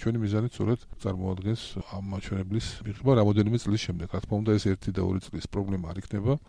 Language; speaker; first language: Georgian; native; Georgian